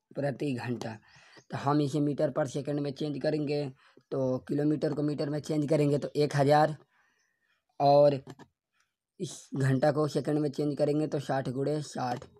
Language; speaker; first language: Hindi; native; Hindi